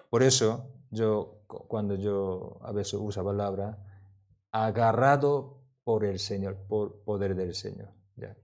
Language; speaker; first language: Spanish; non-native, learner; Korean